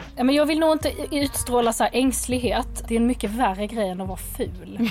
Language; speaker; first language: Swedish; early bilingual, other home language; Arabic